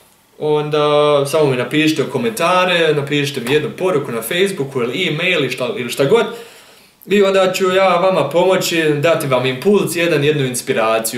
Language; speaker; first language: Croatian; early bilingual, heritage; German